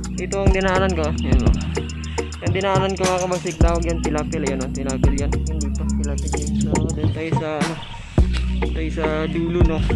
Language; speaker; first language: Filipino; non-native, local second language; Cebuano